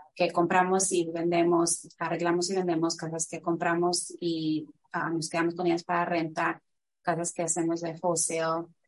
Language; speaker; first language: Spanish; early bilingual, heritage; Spanish